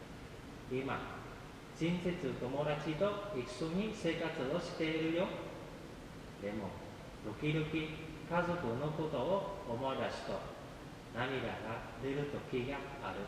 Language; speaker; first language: Japanese; non-native, fluent; Vietnamese